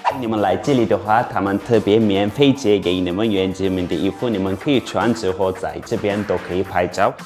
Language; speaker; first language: Chinese; non-native, fluent; Turkish